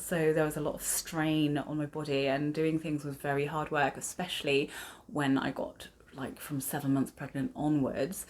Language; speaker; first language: English; native; English